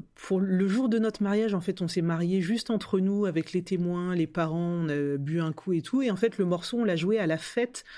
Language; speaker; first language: French; native; French